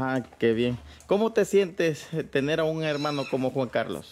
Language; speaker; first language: Spanish; native; Spanish